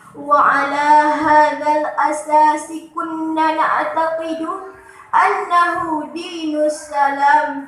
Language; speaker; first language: Arabic; non-native, learner; Achinese